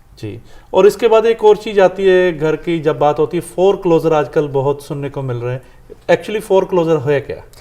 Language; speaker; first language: Hindi; non-native, local second language; Punjabi